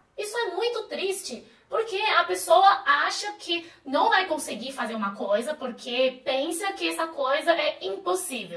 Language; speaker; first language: Portuguese; non-native, fluent; Chinese